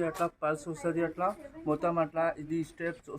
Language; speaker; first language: Telugu; non-native, local second language; Hindi